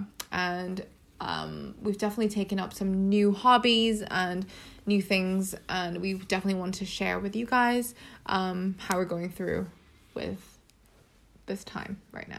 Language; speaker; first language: English; non-native, local second language; Cantonese